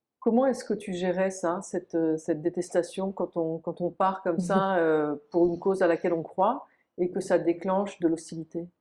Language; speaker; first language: French; native; French